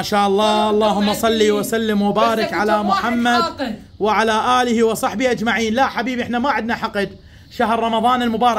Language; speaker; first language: Arabic; native; Arabic